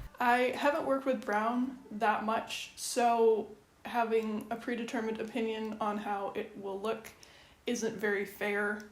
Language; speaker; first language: English; native; English